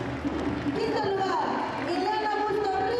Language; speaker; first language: Spanish; native; Spanish